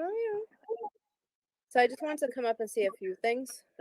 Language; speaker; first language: English; native; English